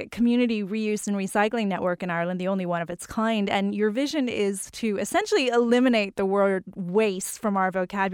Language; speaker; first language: English; native; English